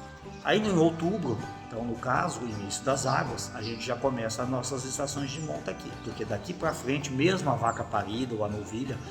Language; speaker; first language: Portuguese; native; Portuguese